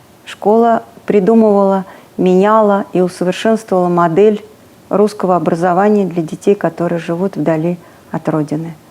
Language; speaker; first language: Russian; native; Russian